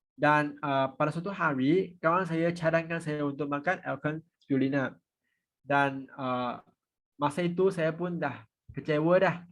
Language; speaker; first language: Malay; non-native, local second language; Chinese